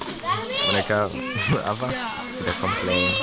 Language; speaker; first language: Indonesian; non-native, fluent; German